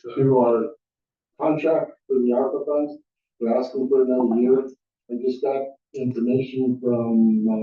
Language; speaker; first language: English; native; English